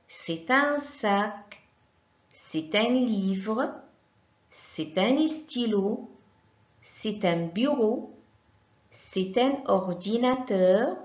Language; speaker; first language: French; non-native, fluent; Arabic